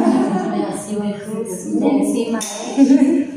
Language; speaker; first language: French; non-native, learner; Spanish